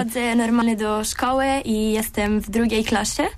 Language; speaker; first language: Polish; non-native, learner; Turkish